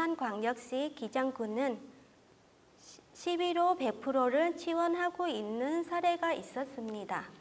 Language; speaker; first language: Korean; non-native, fluent; Vietnamese